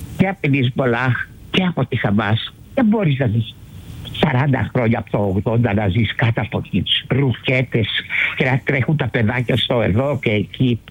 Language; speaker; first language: Greek; early bilingual, heritage; Greek